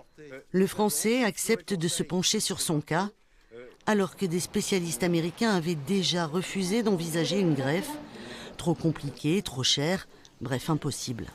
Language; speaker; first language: French; native; French